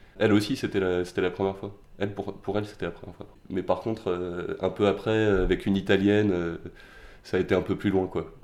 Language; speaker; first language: French; native; French